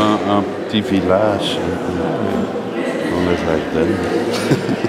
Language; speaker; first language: French; non-native, local second language; Dutch